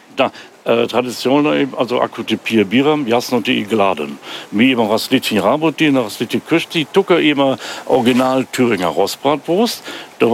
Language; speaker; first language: Bulgarian; non-native, learner; German